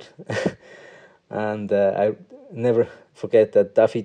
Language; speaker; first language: English; non-native, fluent; Swiss German